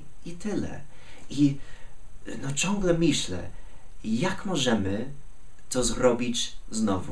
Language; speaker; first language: Polish; non-native, fluent; English